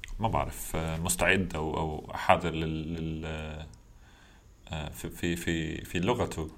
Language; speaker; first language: Arabic; non-native, learner; English